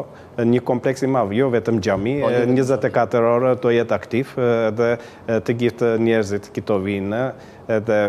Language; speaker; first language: Albanian; early bilingual, heritage; Albanian